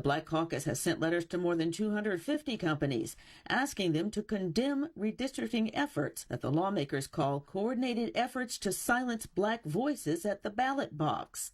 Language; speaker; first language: English; native; English